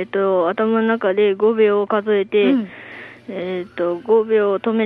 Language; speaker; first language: Japanese; native; Japanese